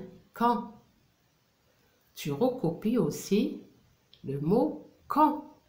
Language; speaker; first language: French; non-native, local second language; Arabic